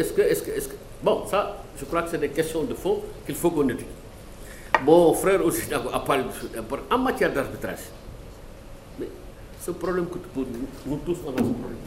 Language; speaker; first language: French; non-native, local second language; Wolof